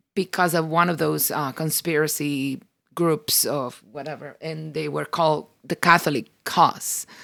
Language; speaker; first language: English; early bilingual, other home language; Spanish